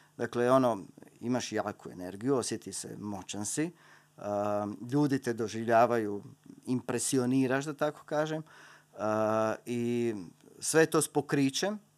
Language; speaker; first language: Croatian; native; Croatian